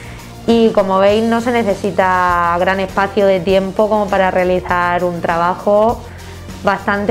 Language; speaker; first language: Spanish; native; Spanish